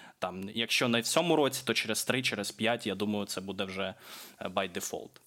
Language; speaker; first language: Ukrainian; non-native, local second language; Russian